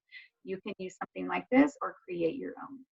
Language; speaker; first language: English; native; English